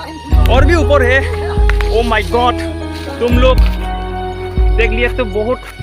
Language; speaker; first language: Hindi; non-native, local second language; Kok Borok